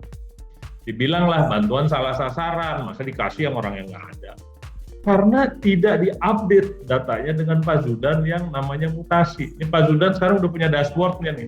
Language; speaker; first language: Indonesian; native; Indonesian